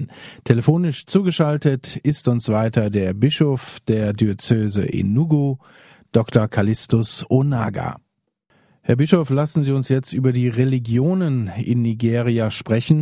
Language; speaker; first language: German; native; German